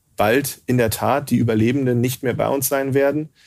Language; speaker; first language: German; native; German